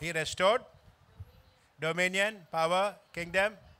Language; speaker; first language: English; non-native, local second language; Tamil